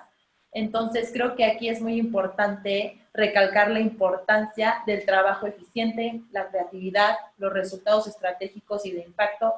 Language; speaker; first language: Spanish; native; Spanish